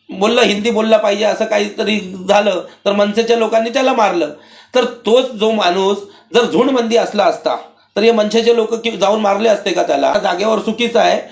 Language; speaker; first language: Marathi; non-native, local second language; Urdu